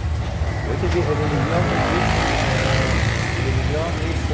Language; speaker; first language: English; non-native, learner; Slovenian